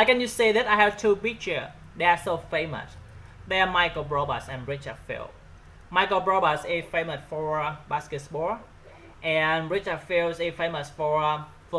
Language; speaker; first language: English; non-native, learner; Vietnamese